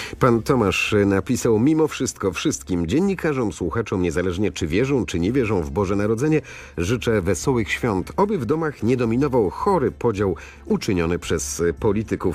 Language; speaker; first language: Polish; native; Polish